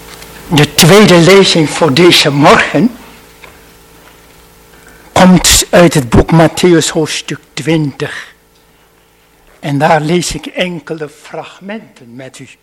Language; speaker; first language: Dutch; non-native, fluent; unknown